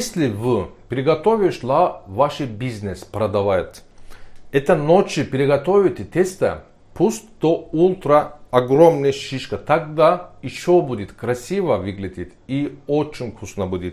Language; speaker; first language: Russian; non-native, learner; Turkish